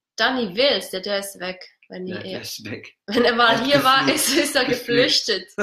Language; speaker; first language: German; native; German